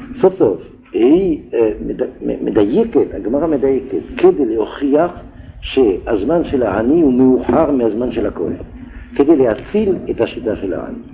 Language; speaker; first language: Hebrew; non-native, fluent; French